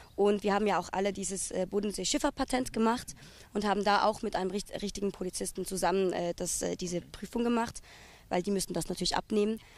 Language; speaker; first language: German; native; German